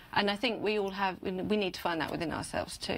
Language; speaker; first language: English; native; English